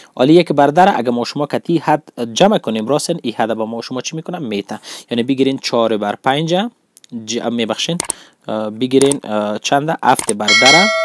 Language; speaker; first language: Persian; non-native, local second language; Pashto